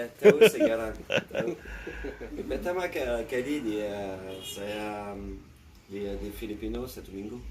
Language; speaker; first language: Indonesian; non-native, learner; French